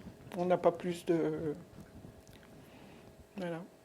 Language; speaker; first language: French; native; French